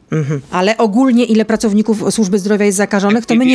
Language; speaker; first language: Polish; native; Polish